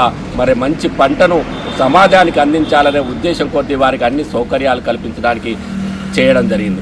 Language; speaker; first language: Telugu; native; Telugu